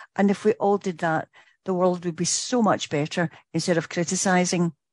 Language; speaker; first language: English; native; English